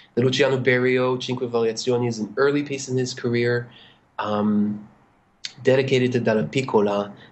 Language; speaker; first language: English; non-native, fluent; Hebrew